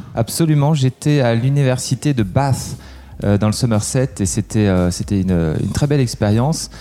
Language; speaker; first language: French; native; French